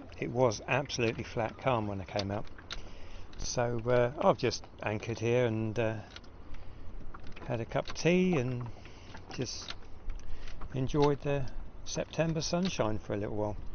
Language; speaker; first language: English; native; English